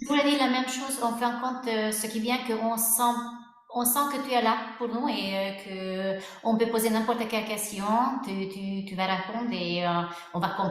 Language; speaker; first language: French; non-native, fluent; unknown